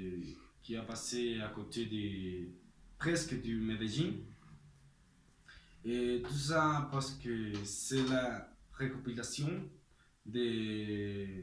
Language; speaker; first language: French; non-native, learner; Spanish